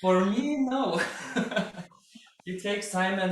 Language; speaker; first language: English; non-native, fluent; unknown